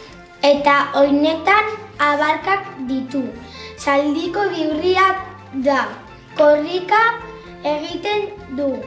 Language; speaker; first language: Basque; non-native, local second language; Spanish